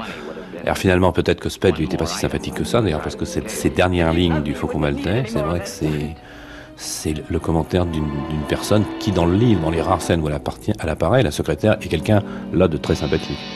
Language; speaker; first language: French; native; French